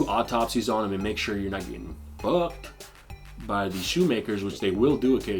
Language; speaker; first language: English; native; English